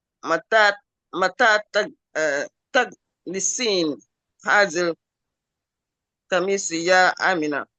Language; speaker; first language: Arabic; non-native, learner; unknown